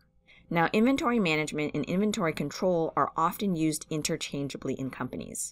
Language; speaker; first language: English; native; English